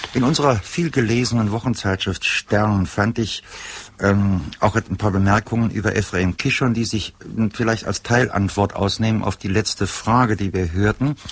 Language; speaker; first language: German; native; German